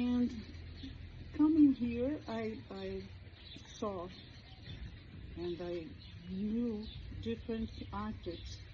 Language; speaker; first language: English; non-native, fluent; Portuguese